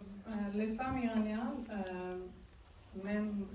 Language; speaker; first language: French; non-native, learner; Persian